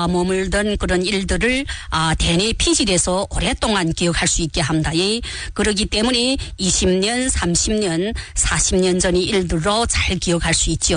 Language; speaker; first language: Korean; native; Korean